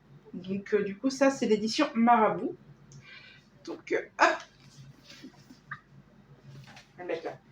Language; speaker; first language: French; native; French